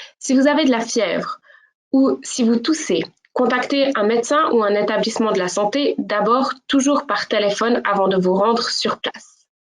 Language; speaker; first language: French; native; French